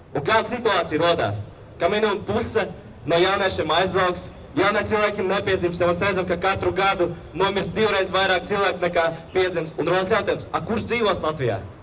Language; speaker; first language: Latvian; non-native, local second language; Russian